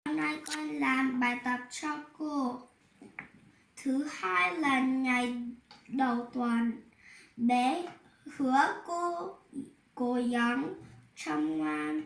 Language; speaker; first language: Vietnamese; early bilingual, heritage; Vietnamese